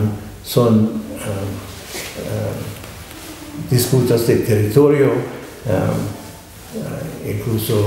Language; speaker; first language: Spanish; non-native, fluent; English